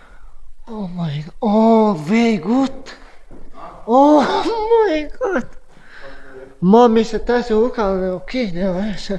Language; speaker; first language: English; non-native, learner; Croatian